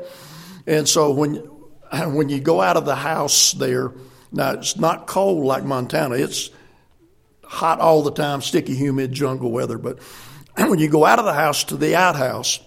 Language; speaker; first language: English; native; English